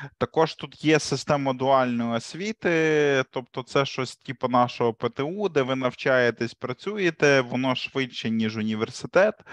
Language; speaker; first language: Ukrainian; native; Ukrainian